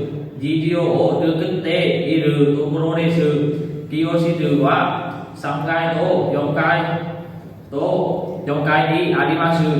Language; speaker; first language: Japanese; non-native, learner; Vietnamese